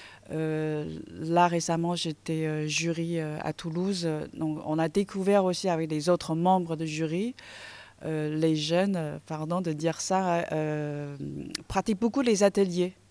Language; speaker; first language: French; non-native, fluent; Chinese